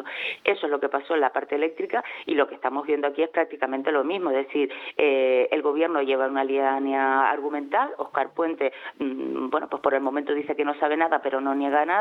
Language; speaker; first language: Spanish; native; Spanish